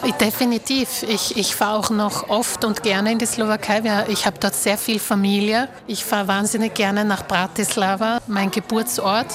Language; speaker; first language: German; early bilingual, other home language; Slovak